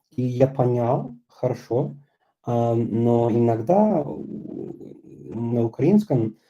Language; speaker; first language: Russian; non-native, fluent; English